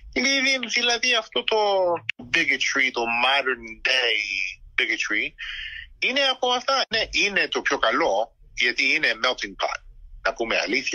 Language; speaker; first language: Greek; early bilingual, heritage; Greek